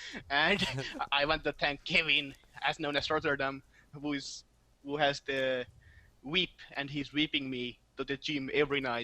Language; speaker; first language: English; non-native, fluent; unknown